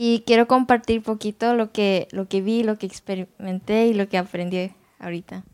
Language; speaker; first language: Spanish; non-native, learner; Japanese